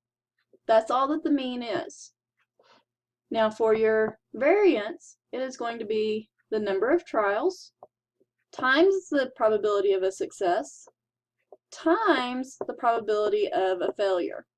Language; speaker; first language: English; native; English